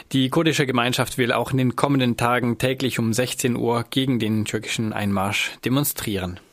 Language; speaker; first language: German; native; German